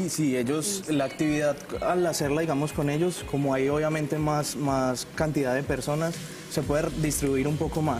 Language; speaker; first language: Spanish; native; Spanish